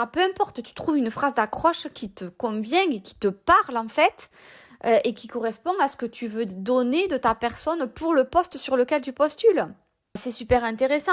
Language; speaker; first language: French; native; French